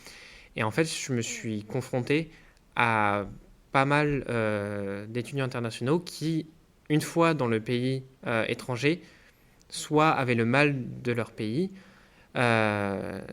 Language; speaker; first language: French; native; French